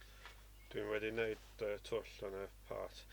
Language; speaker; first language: Welsh; non-native, learner; English